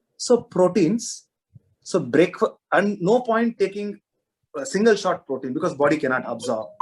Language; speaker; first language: English; non-native, local second language; Kannada